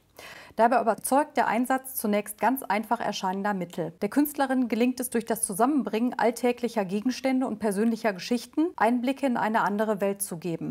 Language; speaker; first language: German; native; German